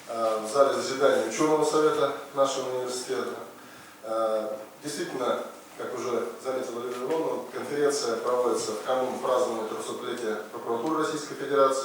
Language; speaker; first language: Russian; native; Russian